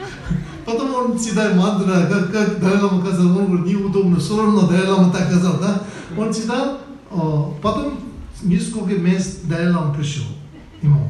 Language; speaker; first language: Russian; non-native, learner; Tibetan